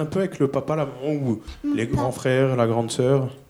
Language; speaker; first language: French; native; French